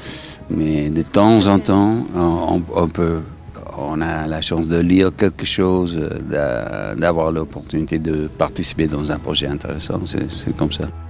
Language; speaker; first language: French; non-native, fluent; English